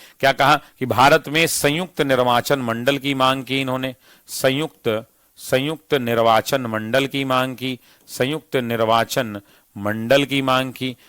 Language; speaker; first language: Hindi; native; Hindi